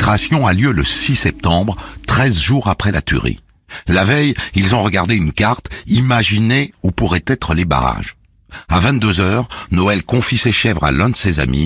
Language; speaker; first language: French; native; French